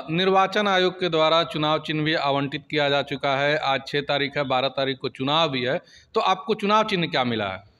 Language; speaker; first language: Hindi; native; Hindi